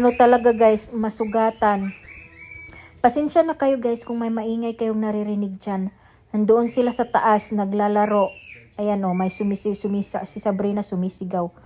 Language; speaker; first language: Filipino; non-native, local second language; Cebuano